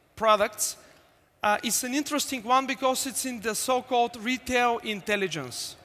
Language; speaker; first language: English; non-native, fluent; Bulgarian